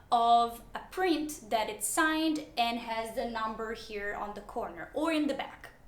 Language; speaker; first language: English; non-native, fluent; Italian